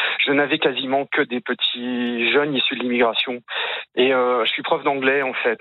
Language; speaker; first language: French; early bilingual, other home language; Arabic